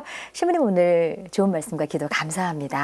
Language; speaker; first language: Korean; native; Korean